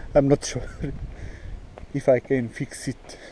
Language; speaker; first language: English; non-native, learner; Portuguese